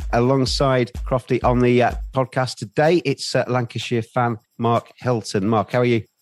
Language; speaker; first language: English; native; English